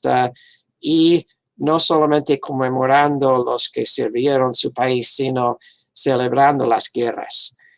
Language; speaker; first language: Spanish; non-native, fluent; English